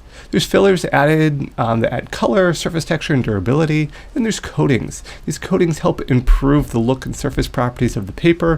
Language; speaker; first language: English; native; English